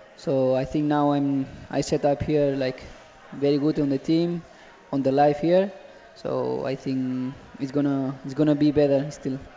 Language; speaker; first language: English; non-native, learner; Catalan